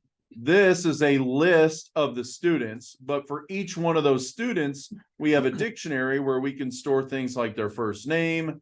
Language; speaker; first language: English; native; English